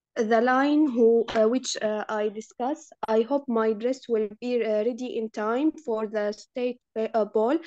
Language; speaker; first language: English; non-native, learner; Arabic